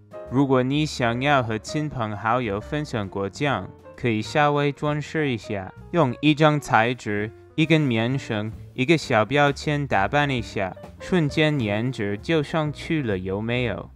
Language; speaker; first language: Chinese; non-native, fluent; English